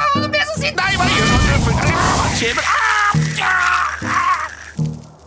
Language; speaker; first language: Norwegian; native; Norwegian